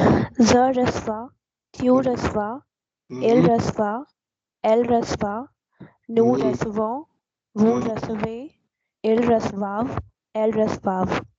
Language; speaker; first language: French; non-native, learner; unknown